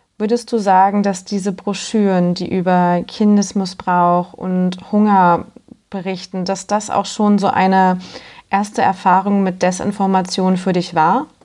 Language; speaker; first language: German; native; German